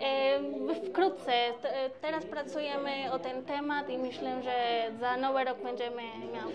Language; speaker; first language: Polish; non-native, learner; Spanish